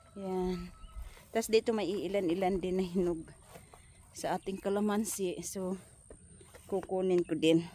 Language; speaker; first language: Filipino; non-native, local second language; Masbatenyo